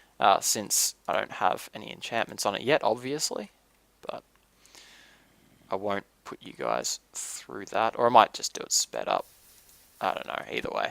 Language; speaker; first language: English; native; English